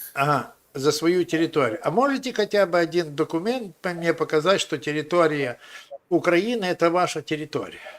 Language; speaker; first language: Russian; native; Russian